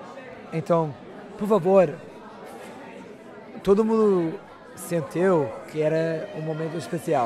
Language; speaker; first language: Portuguese; non-native, fluent; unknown